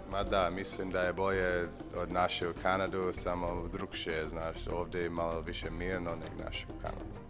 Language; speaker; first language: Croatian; early bilingual, heritage; English